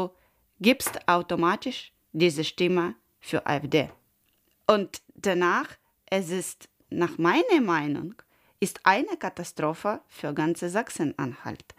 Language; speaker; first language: German; non-native, learner; Ukrainian